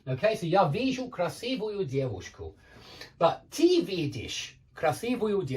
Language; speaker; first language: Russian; non-native, learner; English